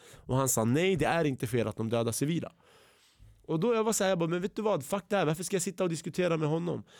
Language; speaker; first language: Swedish; early bilingual, other home language; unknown